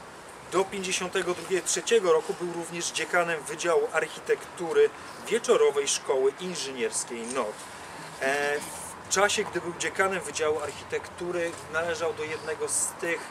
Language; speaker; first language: Polish; native; Polish